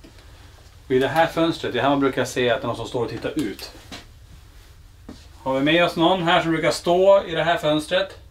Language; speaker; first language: Swedish; native; Swedish